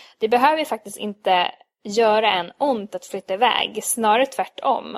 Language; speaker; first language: Swedish; early bilingual, other home language; Hungarian